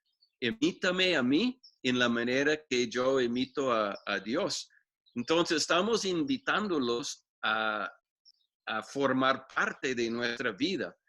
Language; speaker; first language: Spanish; non-native, fluent; English